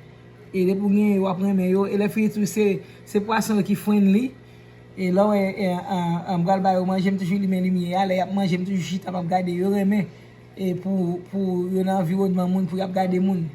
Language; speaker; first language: French; non-native, learner; Haitian Creole